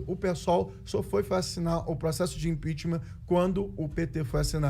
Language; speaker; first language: Portuguese; native; Portuguese